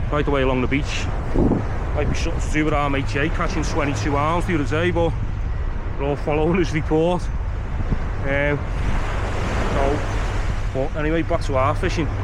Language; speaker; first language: English; native; English